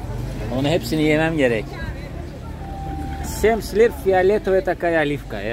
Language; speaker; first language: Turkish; non-native, fluent; Russian